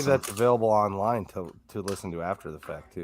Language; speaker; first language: English; native; English